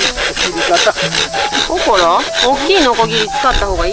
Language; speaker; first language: Japanese; native; Japanese